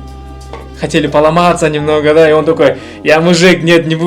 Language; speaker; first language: Russian; native; Russian